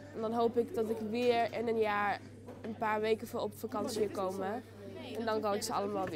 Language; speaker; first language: Dutch; early bilingual, heritage; Dutch